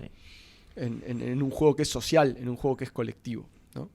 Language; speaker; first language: Spanish; native; Spanish